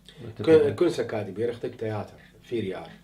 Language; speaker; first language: Dutch; non-native, learner; Arabic